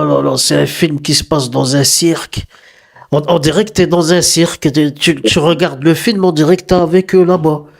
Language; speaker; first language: French; native; French